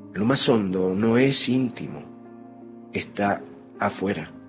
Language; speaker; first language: Spanish; native; Spanish